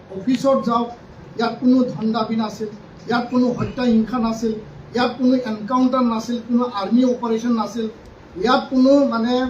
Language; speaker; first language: Assamese; non-native, local second language; Bodo